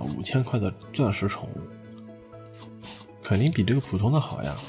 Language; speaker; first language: Chinese; native; Chinese